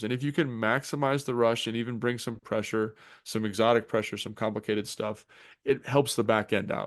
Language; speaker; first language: English; native; English